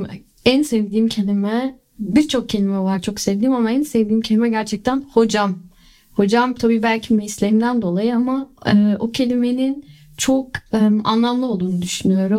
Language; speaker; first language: Turkish; early bilingual, other home language; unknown